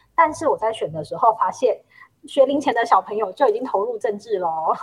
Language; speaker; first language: Chinese; native; Chinese